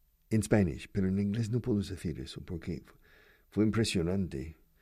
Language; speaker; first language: Spanish; non-native, fluent; English